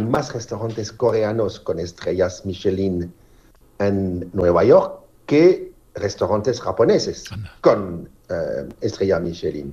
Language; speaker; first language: Spanish; non-native, fluent; French